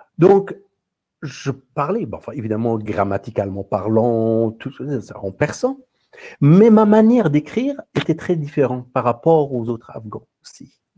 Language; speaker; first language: French; non-native, fluent; Persian